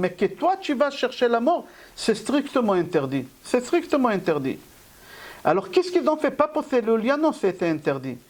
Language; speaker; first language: French; native; French